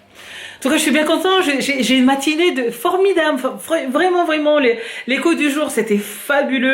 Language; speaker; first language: French; native; French